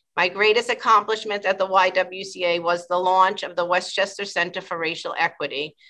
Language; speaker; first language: English; native; English